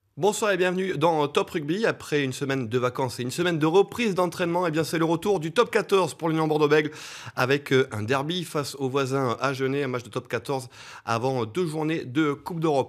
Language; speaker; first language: French; native; French